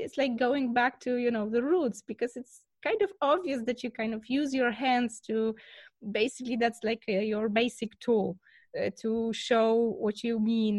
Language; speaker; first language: English; non-native, fluent; Polish